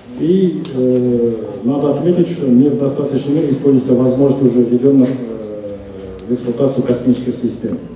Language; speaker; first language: Russian; non-native, local second language; Kazakh